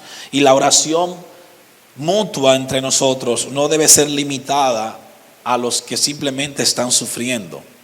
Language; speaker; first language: Spanish; native; Spanish